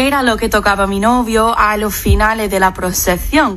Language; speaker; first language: Spanish; non-native, fluent; English